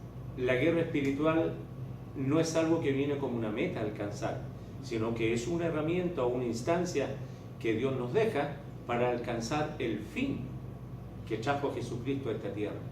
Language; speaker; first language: Spanish; native; Spanish